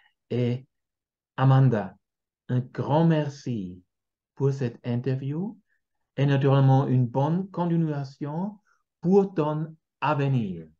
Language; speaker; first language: French; non-native, fluent; German